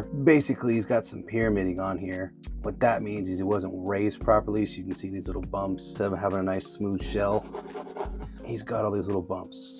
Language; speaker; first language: English; native; English